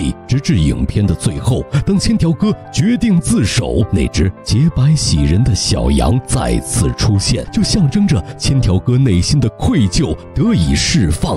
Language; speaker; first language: Chinese; native; Chinese